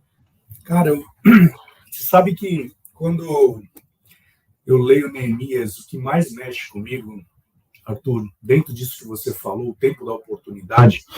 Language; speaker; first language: Portuguese; native; Portuguese